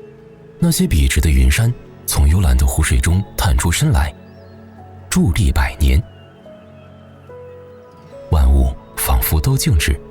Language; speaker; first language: Chinese; native; Chinese